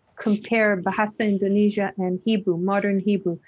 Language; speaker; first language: English; early bilingual, other home language; Hebrew